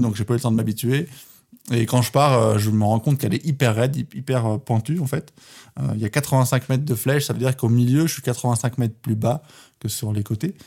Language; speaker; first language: French; native; French